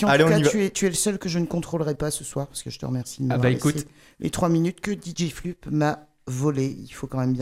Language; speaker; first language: French; native; French